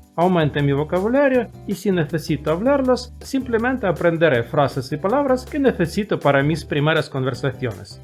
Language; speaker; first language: Spanish; non-native, fluent; Russian